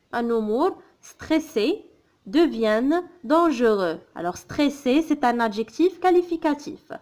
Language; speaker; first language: French; non-native, local second language; Arabic